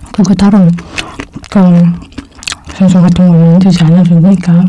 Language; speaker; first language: Korean; non-native, fluent; Indonesian